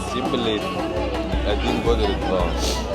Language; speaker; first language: Russian; non-native, learner; Arabic